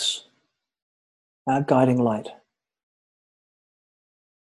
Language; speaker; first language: English; native; English